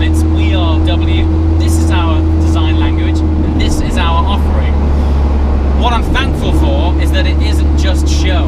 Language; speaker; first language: English; native; English